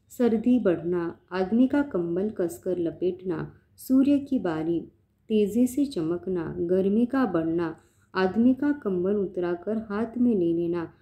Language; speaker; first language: Hindi; non-native, local second language; Marathi